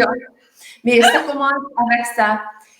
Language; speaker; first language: French; non-native, learner; Hungarian